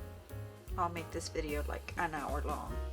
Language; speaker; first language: English; native; English